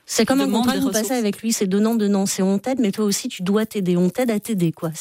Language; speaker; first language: French; native; French